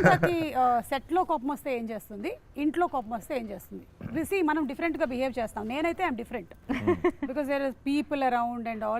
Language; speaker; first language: Telugu; native; Telugu